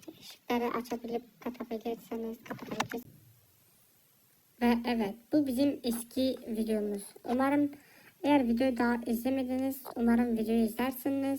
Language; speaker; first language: Turkish; early bilingual, heritage; Turkish